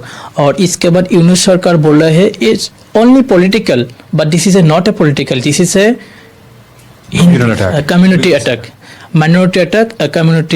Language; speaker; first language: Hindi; non-native, learner; Bangla